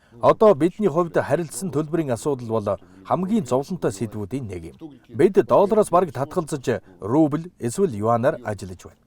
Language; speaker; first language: Mongolian; non-native, fluent; Russian